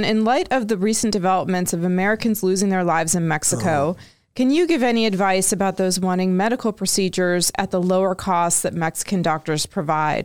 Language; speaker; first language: English; native; English